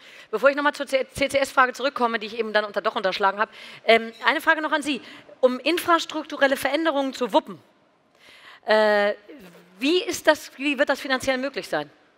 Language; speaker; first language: German; native; German